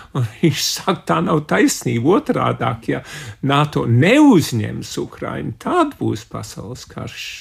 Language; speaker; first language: Latvian; early bilingual, heritage; Latvian